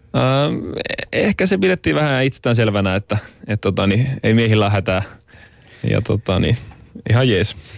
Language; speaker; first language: Finnish; native; Finnish